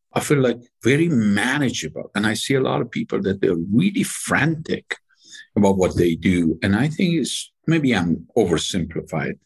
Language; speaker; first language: English; non-native, fluent; Persian